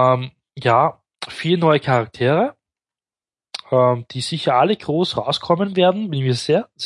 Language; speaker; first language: German; native; German